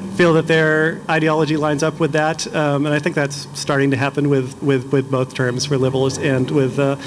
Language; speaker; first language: English; native; English